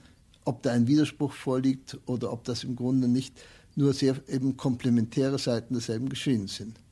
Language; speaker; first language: German; native; German